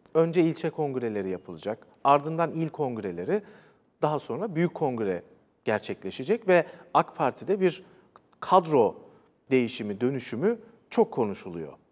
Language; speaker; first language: Turkish; native; Turkish